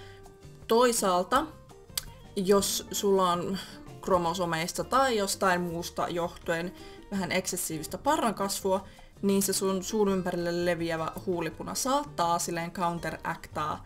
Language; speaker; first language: Finnish; native; Finnish